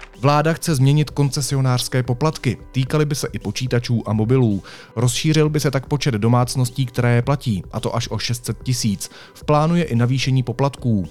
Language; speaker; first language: Czech; native; Czech